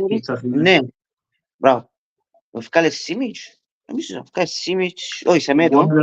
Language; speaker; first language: Greek; early bilingual, heritage; Greek